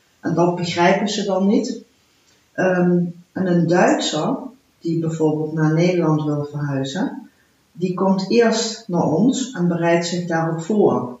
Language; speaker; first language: Dutch; early bilingual, heritage; Dutch